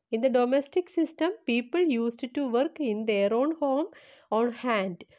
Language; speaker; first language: English; non-native, local second language; Malayalam